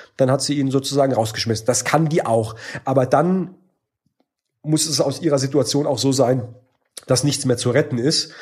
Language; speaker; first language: German; native; German